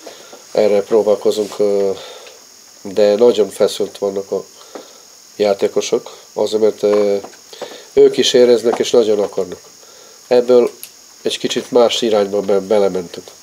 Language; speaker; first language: Hungarian; non-native, fluent; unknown